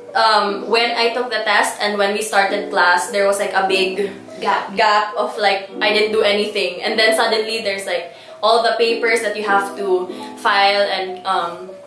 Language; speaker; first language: English; non-native, local second language; Cebuano